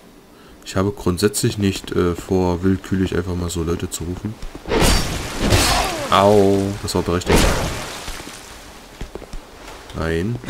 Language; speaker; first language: German; native; German